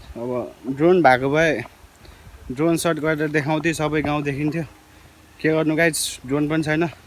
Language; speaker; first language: Nepali; non-native, local second language; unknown